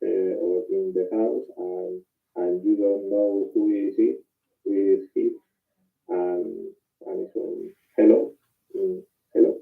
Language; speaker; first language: English; non-native, learner; Spanish